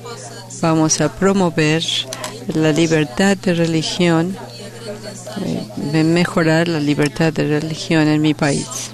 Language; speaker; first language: Spanish; non-native, fluent; Portuguese